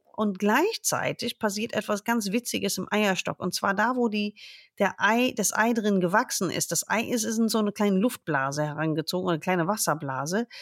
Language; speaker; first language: German; non-native, fluent; English